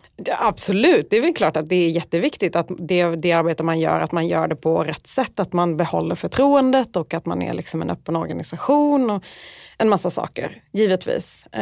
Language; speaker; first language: Swedish; early bilingual, other home language; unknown